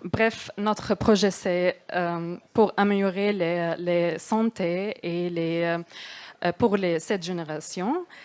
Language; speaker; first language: French; non-native, learner; Arabic